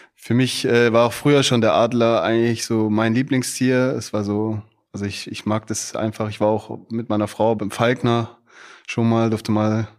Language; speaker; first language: German; native; German